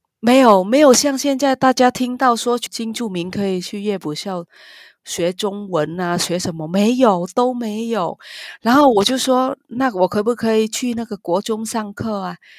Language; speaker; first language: Chinese; non-native, fluent; Vietnamese